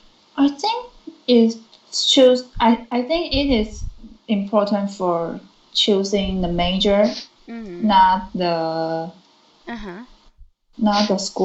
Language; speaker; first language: English; non-native, learner; Chinese